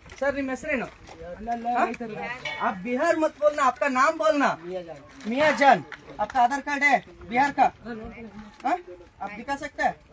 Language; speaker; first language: Hindi; non-native, local second language; Kannada